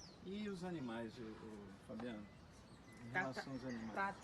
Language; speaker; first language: Portuguese; native; Portuguese